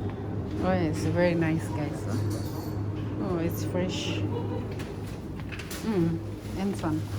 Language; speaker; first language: English; non-native, local second language; Filipino